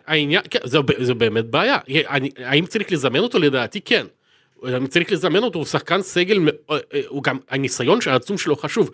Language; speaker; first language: Hebrew; native; Hebrew